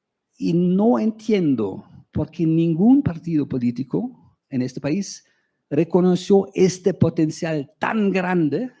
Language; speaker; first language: Spanish; non-native, fluent; German